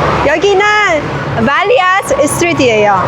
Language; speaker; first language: Korean; non-native, learner; Persian